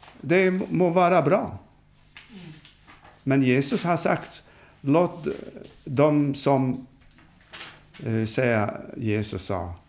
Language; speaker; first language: Swedish; non-native, fluent; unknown